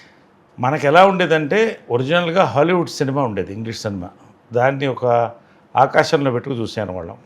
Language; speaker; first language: Telugu; native; Telugu